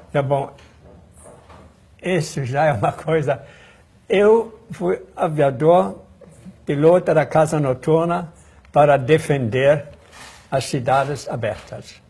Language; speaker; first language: Portuguese; non-native, fluent; German